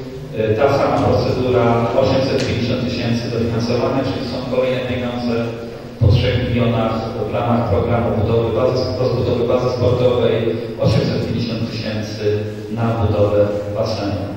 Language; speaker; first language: Polish; native; Polish